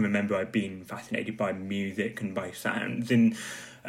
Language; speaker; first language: English; native; English